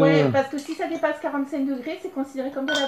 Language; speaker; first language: French; native; French